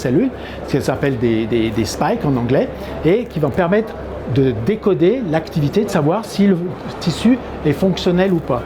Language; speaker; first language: French; native; French